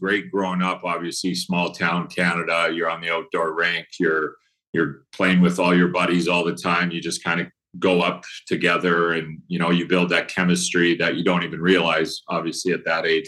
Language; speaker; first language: English; native; English